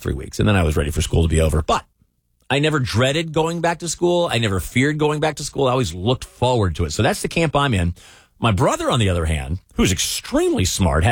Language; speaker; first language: English; native; English